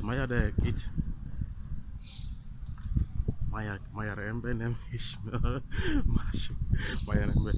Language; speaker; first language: Hungarian; non-native, learner; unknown